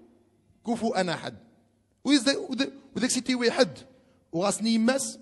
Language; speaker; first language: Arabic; non-native, local second language; Riffian